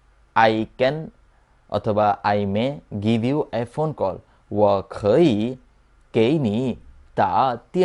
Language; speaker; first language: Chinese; non-native, fluent; Bangla